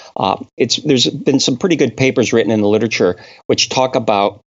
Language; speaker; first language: English; native; English